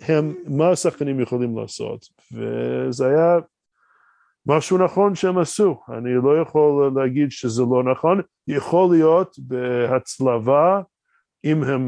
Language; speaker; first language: Hebrew; non-native, fluent; English